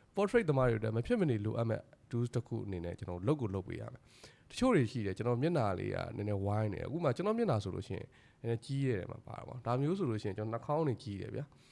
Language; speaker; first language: Burmese; native; Burmese